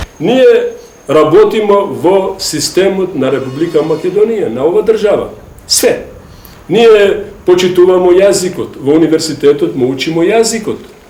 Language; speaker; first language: Macedonian; non-native, local second language; Albanian